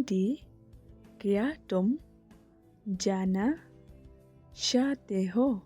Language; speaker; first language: Hindi; non-native, local second language; Khasi